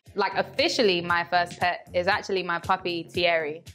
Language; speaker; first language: English; native; English